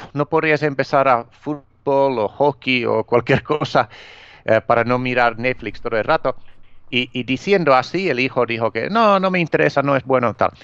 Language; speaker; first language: Spanish; non-native, fluent; Finnish